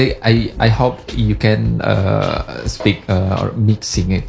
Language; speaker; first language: English; non-native, learner; Indonesian